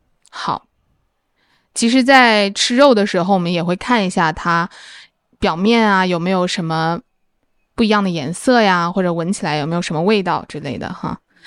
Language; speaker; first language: Chinese; native; Chinese